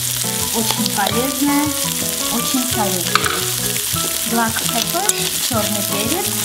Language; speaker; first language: Russian; non-native, fluent; Armenian